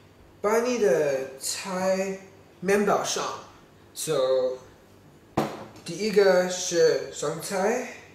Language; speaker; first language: Chinese; non-native, learner; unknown